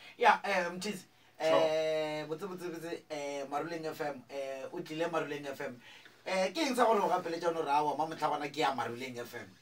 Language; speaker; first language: Northern Sotho; native; Northern Sotho